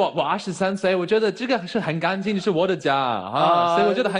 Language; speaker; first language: Chinese; non-native, fluent; German